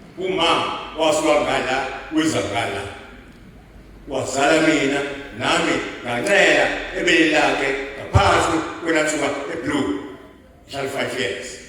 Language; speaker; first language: Zulu; native; Zulu